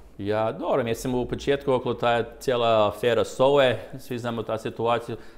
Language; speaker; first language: Croatian; early bilingual, heritage; Croatian